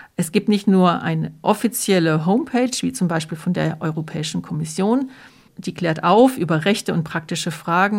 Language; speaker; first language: German; native; German